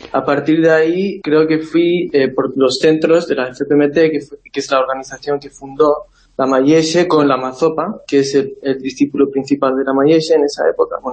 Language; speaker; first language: Spanish; non-native, fluent; Tibetan